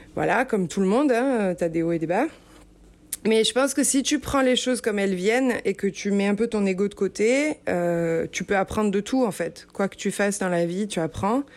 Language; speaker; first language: French; native; French